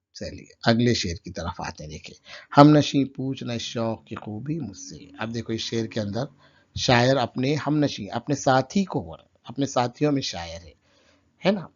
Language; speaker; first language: Urdu; native; Urdu